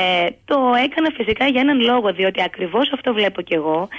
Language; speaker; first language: Greek; native; Greek